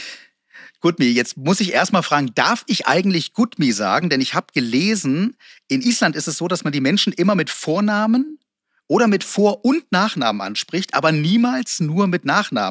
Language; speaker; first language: German; native; German